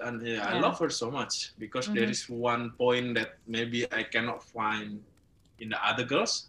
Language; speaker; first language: English; non-native, learner; Indonesian